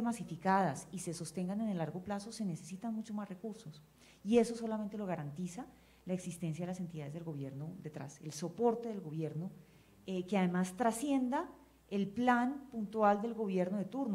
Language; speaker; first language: Spanish; native; Spanish